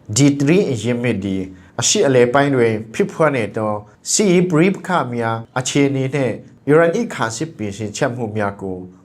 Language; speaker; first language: Burmese; non-native, local second language; Hakha Chin